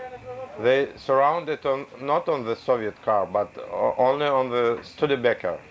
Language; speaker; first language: English; non-native, learner; Russian